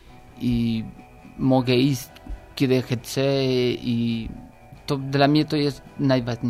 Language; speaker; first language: Polish; non-native, learner; Spanish